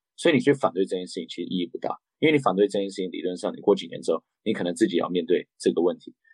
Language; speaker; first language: Chinese; early bilingual, heritage; Chinese